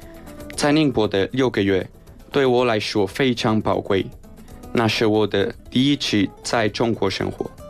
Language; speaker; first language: Chinese; non-native, fluent; Spanish